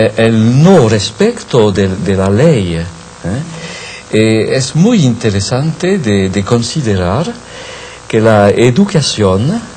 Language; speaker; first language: Spanish; non-native, fluent; French